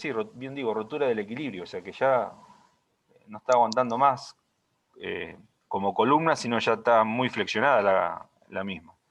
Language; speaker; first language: Spanish; native; Spanish